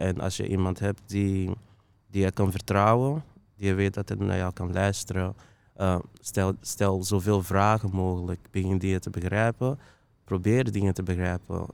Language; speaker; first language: Dutch; non-native, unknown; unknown